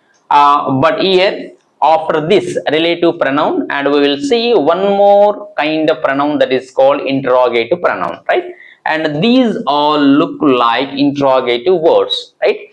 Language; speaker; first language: English; non-native, local second language; Telugu